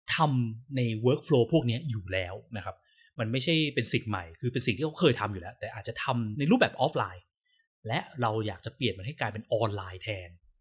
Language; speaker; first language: Thai; native; Thai